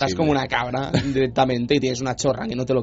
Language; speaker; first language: Spanish; native; Spanish